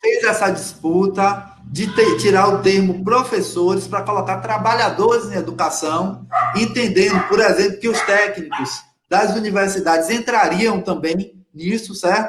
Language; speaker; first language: Portuguese; native; Portuguese